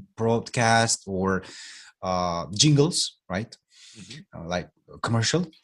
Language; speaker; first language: English; non-native, fluent; Romanian